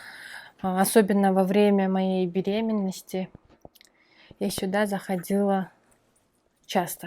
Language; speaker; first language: Russian; non-native, local second language; Kyrgyz